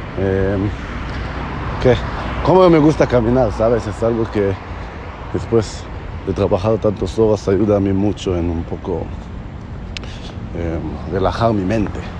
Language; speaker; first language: Spanish; non-native, fluent; Hebrew